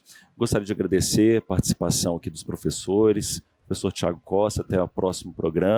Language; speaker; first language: Portuguese; native; Portuguese